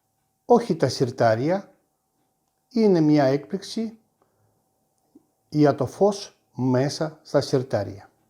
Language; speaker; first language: Greek; non-native, fluent; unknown